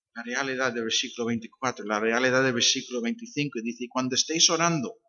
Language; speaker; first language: Spanish; non-native, fluent; English